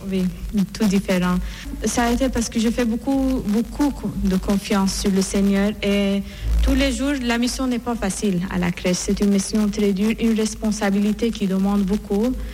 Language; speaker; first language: French; non-native, fluent; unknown